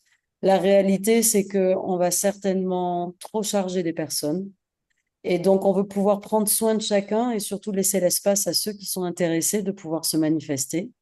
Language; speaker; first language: French; native; French